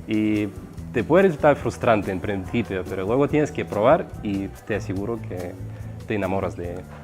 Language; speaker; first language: Spanish; non-native, fluent; Russian